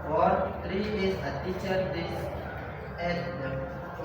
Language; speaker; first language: English; non-native, learner; Indonesian